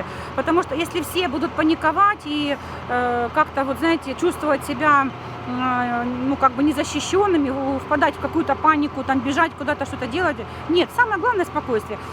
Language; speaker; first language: Russian; native; Russian